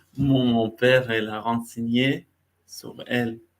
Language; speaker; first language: French; non-native, learner; Arabic